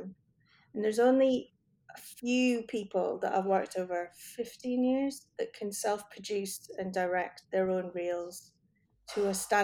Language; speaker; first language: English; native; English